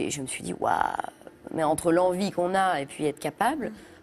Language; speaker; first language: French; native; French